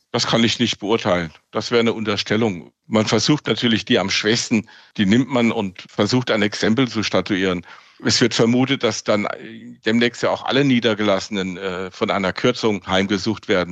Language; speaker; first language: German; native; German